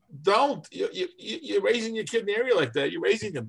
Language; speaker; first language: English; native; English